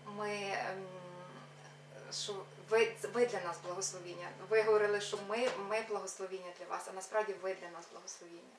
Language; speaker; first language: Ukrainian; native; Ukrainian